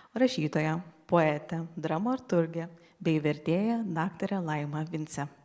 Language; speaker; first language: Lithuanian; native; Lithuanian